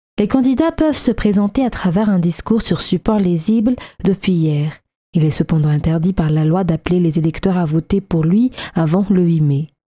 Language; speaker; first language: French; non-native, local second language; Malagasy